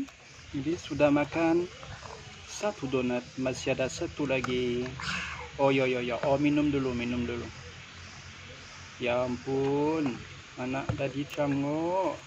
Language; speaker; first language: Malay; non-native, fluent; French